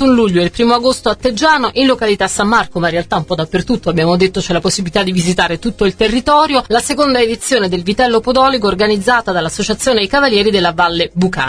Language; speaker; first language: Italian; native; Italian